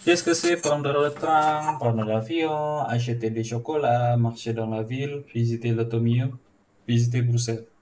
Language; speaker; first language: French; non-native, fluent; Indonesian